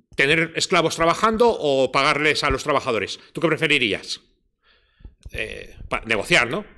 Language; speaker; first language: Spanish; native; Spanish